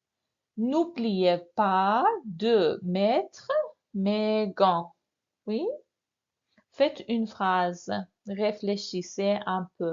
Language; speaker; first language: French; non-native, fluent; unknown